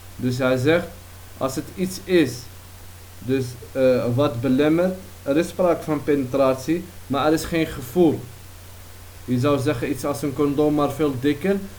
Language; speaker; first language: Dutch; early bilingual, other home language; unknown